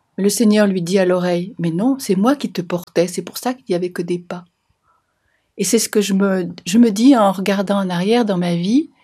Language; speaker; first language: French; native; French